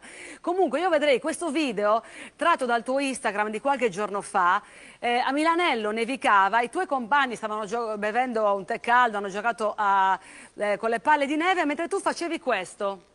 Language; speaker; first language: Italian; native; Italian